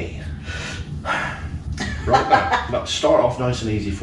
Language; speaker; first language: English; native; English